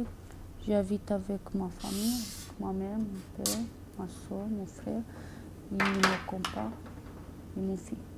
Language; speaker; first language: French; non-native, learner; Romanian